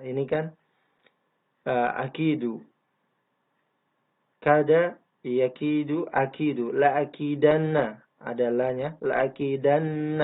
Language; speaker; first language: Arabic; non-native, fluent; Indonesian